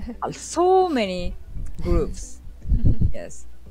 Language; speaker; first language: English; non-native, learner; Japanese